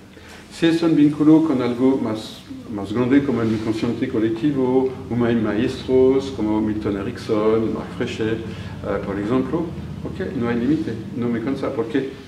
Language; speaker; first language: Spanish; non-native, fluent; French